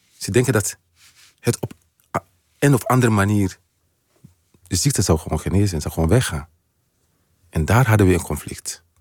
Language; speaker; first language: Dutch; non-native, fluent; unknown